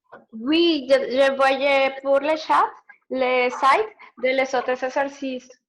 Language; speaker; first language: French; non-native, learner; Spanish